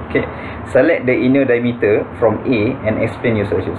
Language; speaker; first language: English; non-native, local second language; Malay